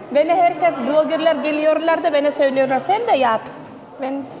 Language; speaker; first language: Turkish; non-native, learner; Uzbek